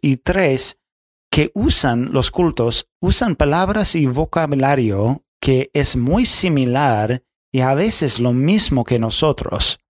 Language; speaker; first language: Spanish; non-native, fluent; English